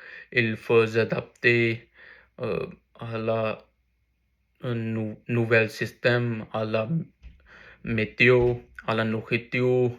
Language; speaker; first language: French; non-native, learner; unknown